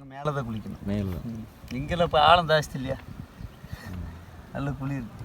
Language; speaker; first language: Tamil; native; Tamil